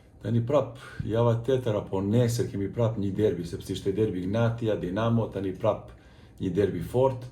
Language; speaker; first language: Albanian; non-native, learner; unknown